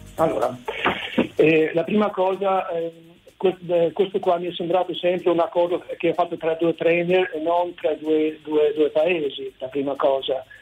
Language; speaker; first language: Italian; non-native, fluent; Albanian